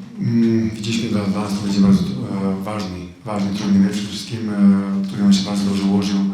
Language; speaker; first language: Polish; non-native, fluent; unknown